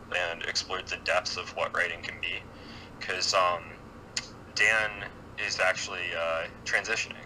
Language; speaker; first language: English; native; English